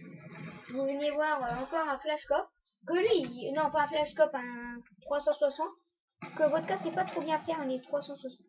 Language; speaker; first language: French; native; French